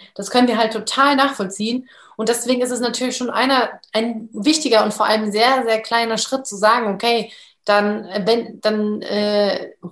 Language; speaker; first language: German; native; German